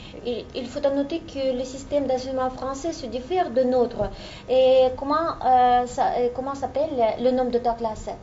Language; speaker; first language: French; non-native, fluent; Russian